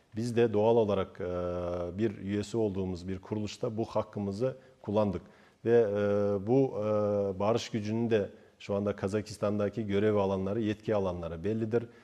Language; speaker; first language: Turkish; non-native, fluent; Kazakh